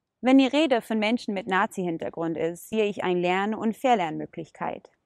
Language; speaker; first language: German; non-native, fluent; Hebrew